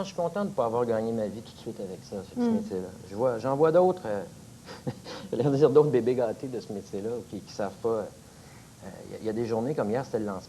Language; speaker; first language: French; native; French